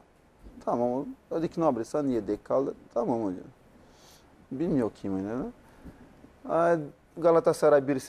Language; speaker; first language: Turkish; non-native, learner; Portuguese